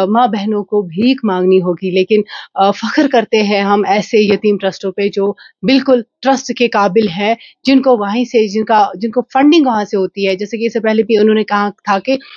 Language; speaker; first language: Hindi; non-native, local second language; Kashmiri